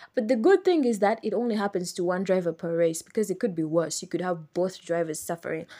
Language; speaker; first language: English; non-native, local second language; Ganda